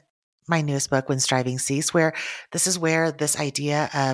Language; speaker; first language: English; native; English